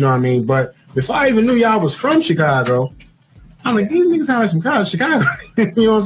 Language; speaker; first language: English; native; English